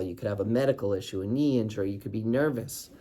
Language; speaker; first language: English; native; English